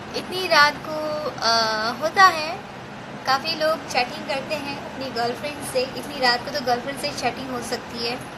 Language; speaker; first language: Hindi; non-native, local second language; Gujarati